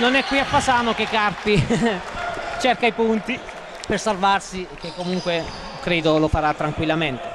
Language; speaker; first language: Italian; native; Italian